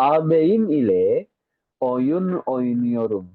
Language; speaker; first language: Turkish; non-native, fluent; Indonesian